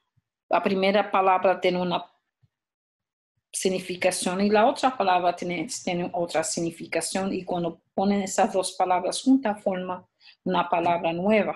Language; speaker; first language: Spanish; early bilingual, heritage; Spanish